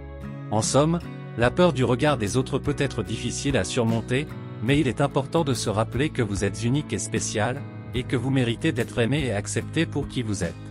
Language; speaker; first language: French; native; French